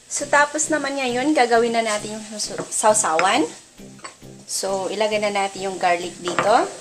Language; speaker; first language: Filipino; non-native, local second language; Cebuano